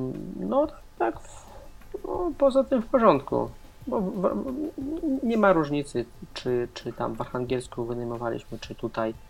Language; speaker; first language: Polish; non-native, fluent; Russian